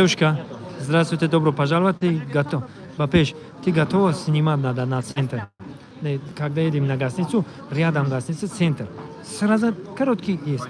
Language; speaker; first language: Russian; non-native, learner; Tajik